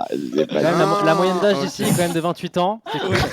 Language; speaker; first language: French; native; French